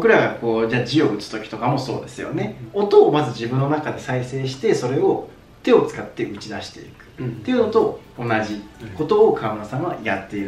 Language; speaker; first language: Japanese; native; Japanese